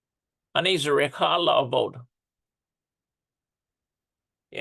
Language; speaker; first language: Hebrew; non-native, learner; English